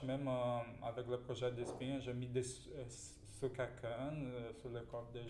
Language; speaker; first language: French; non-native, fluent; Portuguese